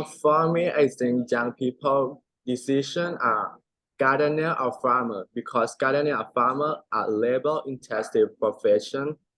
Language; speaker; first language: English; non-native, learner; Thai